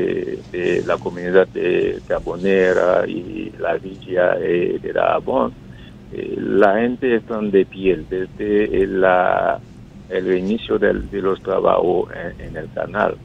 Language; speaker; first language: Spanish; non-native, fluent; Haitian Creole